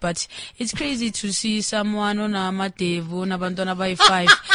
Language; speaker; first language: English; non-native, local second language; Zulu